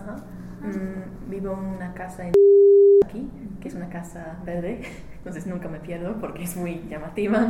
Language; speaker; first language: Spanish; non-native, learner; English